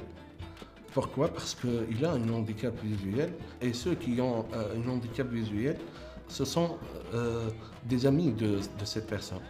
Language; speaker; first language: French; non-native, local second language; Arabic